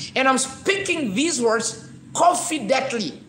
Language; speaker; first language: English; non-native, local second language; Swahili